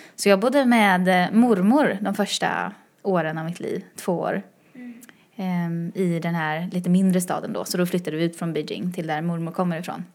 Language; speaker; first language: Swedish; early bilingual, other home language; Chinese